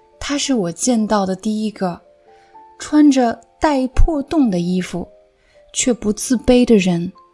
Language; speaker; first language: Chinese; native; Chinese